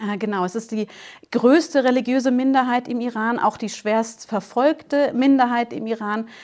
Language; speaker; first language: German; native; German